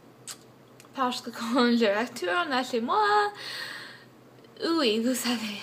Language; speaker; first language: French; non-native, learner; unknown